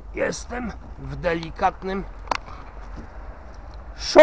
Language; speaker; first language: Polish; native; Polish